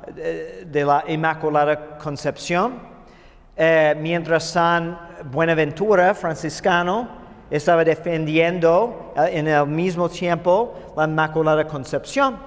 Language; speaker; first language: Spanish; non-native, fluent; English